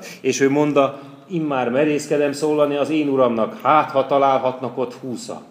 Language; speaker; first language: Hungarian; native; Hungarian